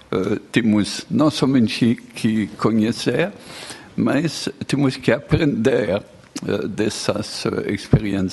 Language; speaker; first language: Portuguese; non-native, fluent; French